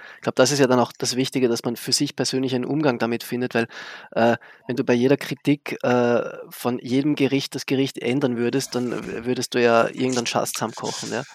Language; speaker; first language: German; native; German